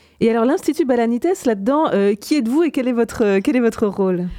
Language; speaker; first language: French; native; French